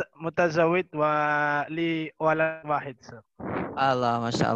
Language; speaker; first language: Arabic; non-native, learner; Indonesian